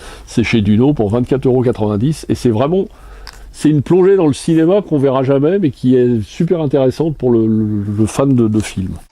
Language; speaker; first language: French; native; French